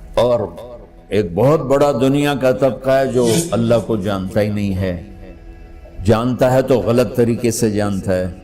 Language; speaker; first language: Urdu; non-native, local second language; Punjabi